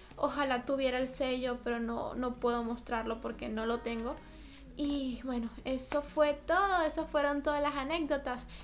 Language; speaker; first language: Spanish; native; Spanish